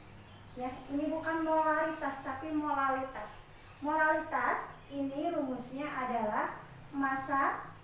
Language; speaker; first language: Indonesian; native; Indonesian